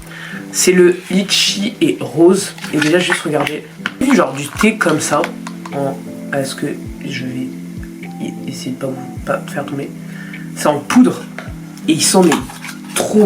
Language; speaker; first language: French; native; French